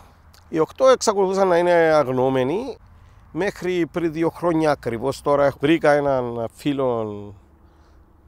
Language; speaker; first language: Greek; native; Greek